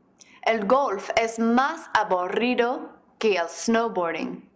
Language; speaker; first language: Spanish; non-native, fluent; English